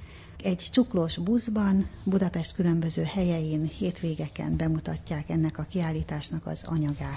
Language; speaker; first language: Hungarian; native; Hungarian